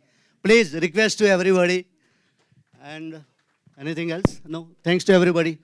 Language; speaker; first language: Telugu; non-native, learner; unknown